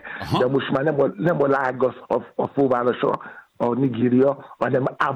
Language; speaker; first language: Hungarian; non-native, learner; Yoruba